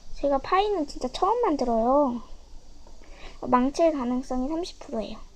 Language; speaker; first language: Korean; native; Korean